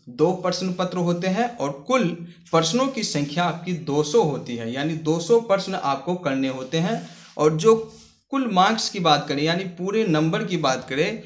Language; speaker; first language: Hindi; native; Hindi